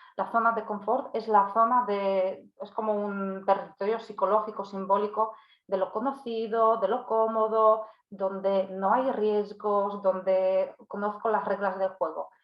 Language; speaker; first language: Spanish; non-native, fluent; Polish